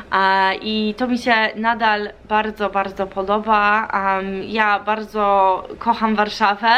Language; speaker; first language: Polish; early bilingual, other home language; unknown